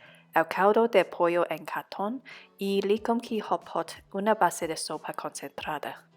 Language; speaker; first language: Spanish; non-native, fluent; Cantonese